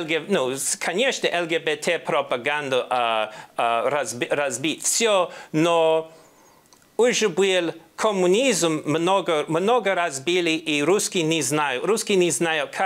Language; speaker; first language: Russian; non-native, learner; English